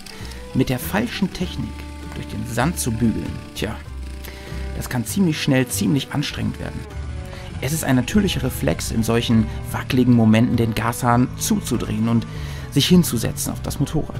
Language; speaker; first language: German; native; German